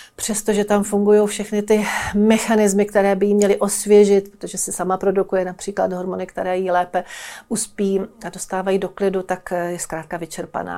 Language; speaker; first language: Czech; native; Czech